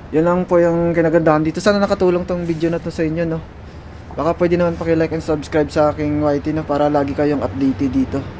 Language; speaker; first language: Filipino; native; Filipino